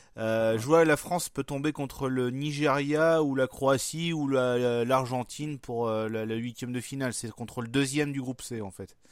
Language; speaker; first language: French; native; French